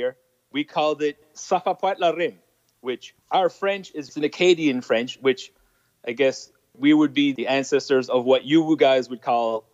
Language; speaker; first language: English; non-native, fluent; French